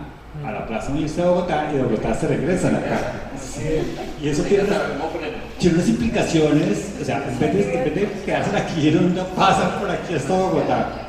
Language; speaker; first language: Spanish; native; Spanish